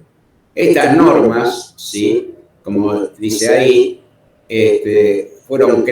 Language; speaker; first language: Spanish; native; Spanish